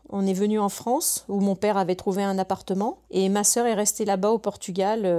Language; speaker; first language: French; early bilingual, other home language; Portuguese